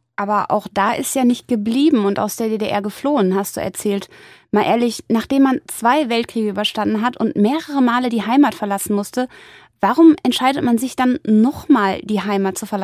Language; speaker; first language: German; native; German